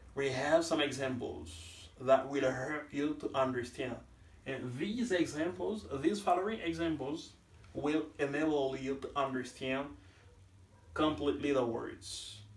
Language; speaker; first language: English; non-native, fluent; Haitian Creole